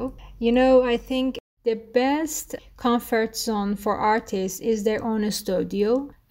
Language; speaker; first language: English; non-native, fluent; Persian